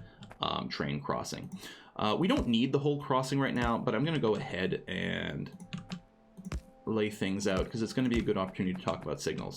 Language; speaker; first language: English; native; English